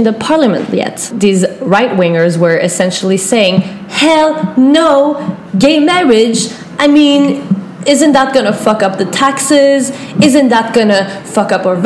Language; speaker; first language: English; non-native, fluent; French